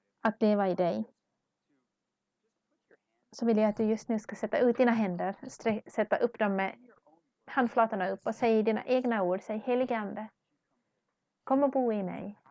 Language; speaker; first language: Swedish; non-native, learner; English